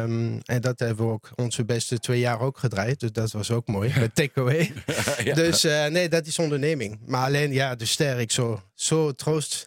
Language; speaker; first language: Dutch; non-native, learner; French